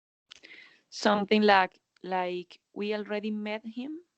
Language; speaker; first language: English; non-native, learner; Spanish